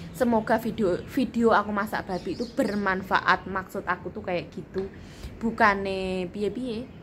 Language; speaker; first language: Indonesian; non-native, local second language; Javanese